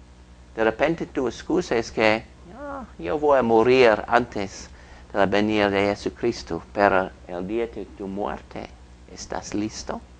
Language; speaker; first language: Spanish; non-native, fluent; English